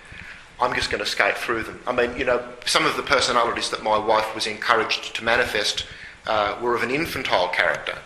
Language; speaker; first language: English; native; English